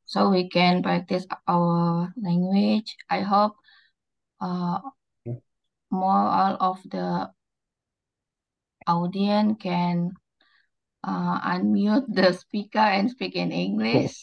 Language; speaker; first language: English; non-native, learner; Indonesian